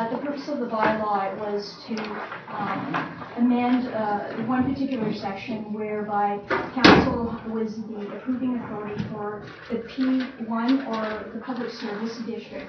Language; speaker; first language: English; native; English